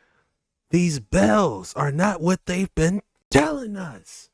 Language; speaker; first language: English; native; English